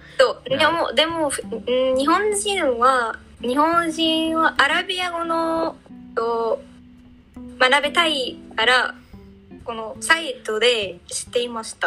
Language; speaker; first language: Japanese; non-native, learner; Arabic